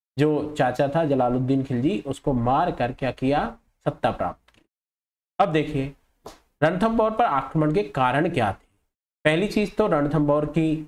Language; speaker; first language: Hindi; native; Hindi